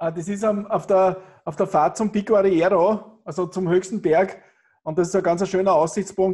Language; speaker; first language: German; native; German